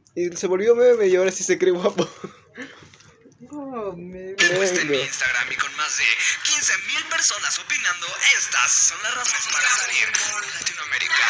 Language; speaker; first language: Spanish; native; Spanish